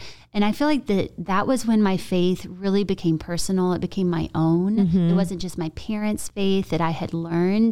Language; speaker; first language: English; native; English